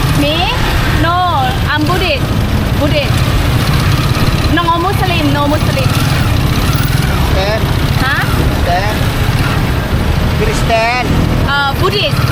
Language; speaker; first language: English; non-native, learner; Thai